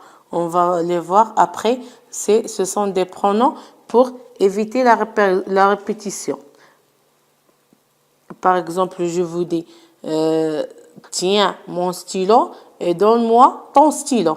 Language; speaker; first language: French; non-native, local second language; Arabic